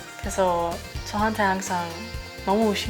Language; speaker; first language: Korean; non-native, learner; German